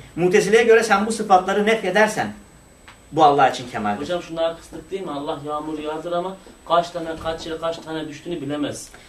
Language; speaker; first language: Turkish; non-native, local second language; Kurdish